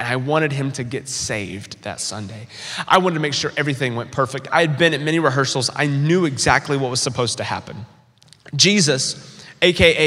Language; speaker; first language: English; native; English